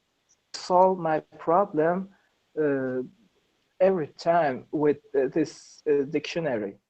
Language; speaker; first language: English; non-native, learner; Persian